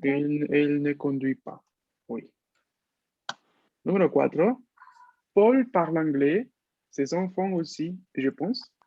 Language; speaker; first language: French; non-native, fluent; Spanish